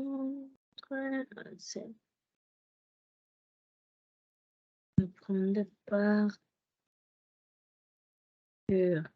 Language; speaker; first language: French; non-native, learner; Spanish